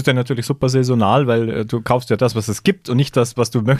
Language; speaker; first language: German; native; German